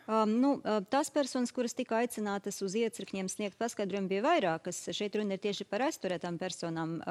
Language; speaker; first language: Latvian; native; Latvian